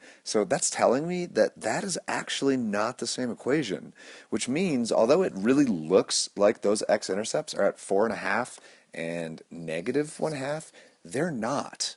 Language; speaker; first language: English; native; English